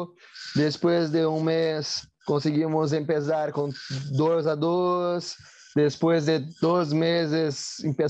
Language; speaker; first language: Spanish; non-native, learner; Portuguese